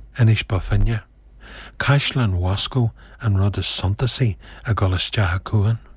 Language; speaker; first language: Irish; native; Irish